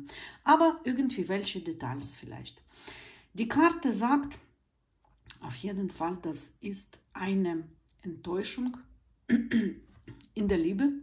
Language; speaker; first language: German; non-native, fluent; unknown